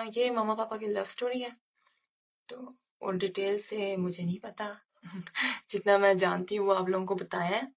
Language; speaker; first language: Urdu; early bilingual, heritage; Urdu